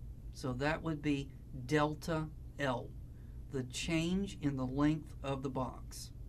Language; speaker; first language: English; native; English